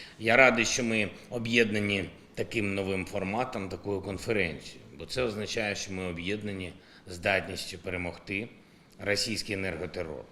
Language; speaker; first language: Ukrainian; non-native, local second language; Russian